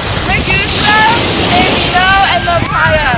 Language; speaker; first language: Spanish; non-native, learner; English